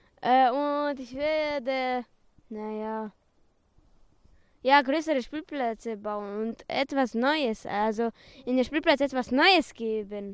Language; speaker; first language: German; early bilingual, other home language; Romanian